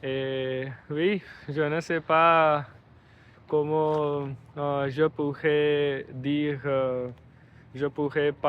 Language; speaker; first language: French; non-native, learner; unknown